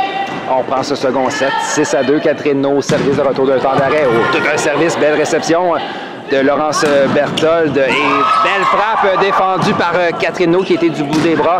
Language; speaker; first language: French; native; French